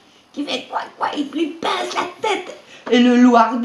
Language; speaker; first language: French; native; French